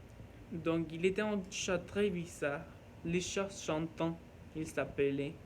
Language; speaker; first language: French; non-native, learner; Norwegian